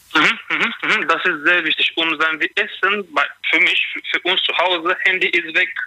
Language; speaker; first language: German; non-native, learner; Turkish